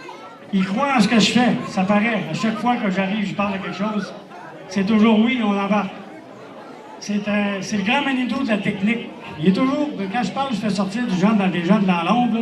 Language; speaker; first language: French; native; French